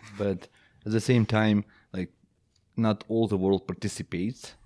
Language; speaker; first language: English; non-native, fluent; Belarusian